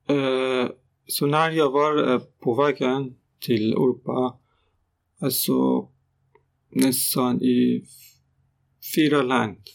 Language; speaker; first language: Swedish; non-native, learner; Persian